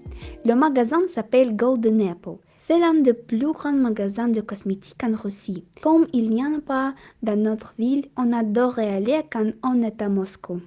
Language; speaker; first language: French; non-native, learner; Russian